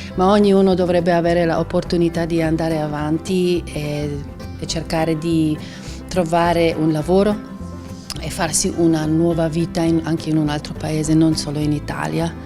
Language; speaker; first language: Italian; non-native, fluent; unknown